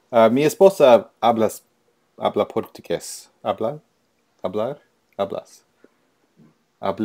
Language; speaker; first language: Spanish; non-native, learner; English